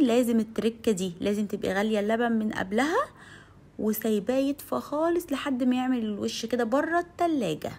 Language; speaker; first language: Arabic; native; Arabic